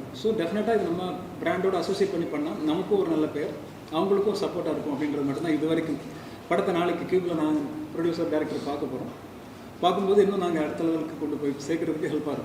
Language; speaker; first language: Tamil; native; Tamil